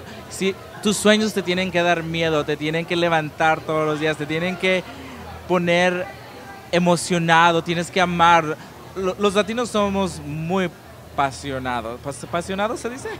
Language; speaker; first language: Spanish; early bilingual, heritage; Spanish